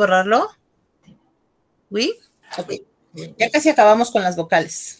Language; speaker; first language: Spanish; native; Spanish